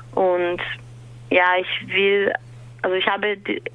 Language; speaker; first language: German; non-native, fluent; Portuguese